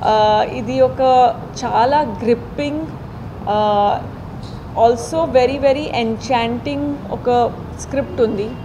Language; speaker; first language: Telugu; non-native, fluent; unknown